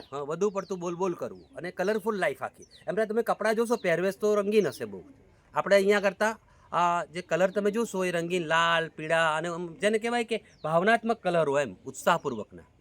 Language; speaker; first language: Gujarati; native; Gujarati